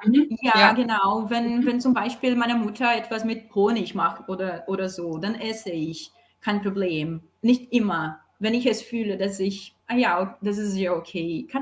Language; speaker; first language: German; non-native, fluent; Portuguese